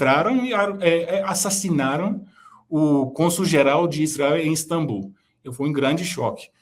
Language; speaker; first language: Portuguese; non-native, fluent; Turkish